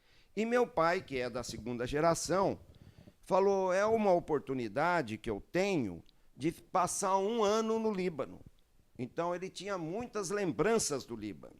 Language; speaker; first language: Portuguese; early bilingual, other home language; Arabic